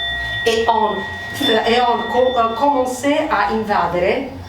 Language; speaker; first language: French; non-native, fluent; Italian